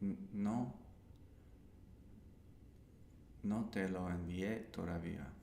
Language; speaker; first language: Spanish; non-native, learner; English